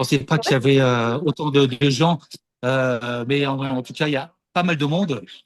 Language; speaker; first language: French; native; French